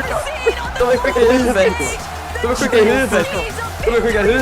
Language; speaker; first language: Swedish; native; Swedish